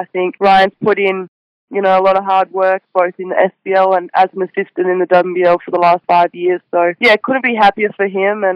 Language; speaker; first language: English; native; English